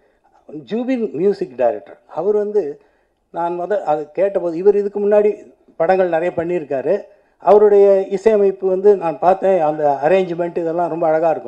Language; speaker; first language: Tamil; native; Tamil